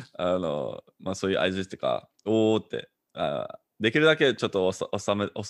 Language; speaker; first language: Japanese; non-native, fluent; English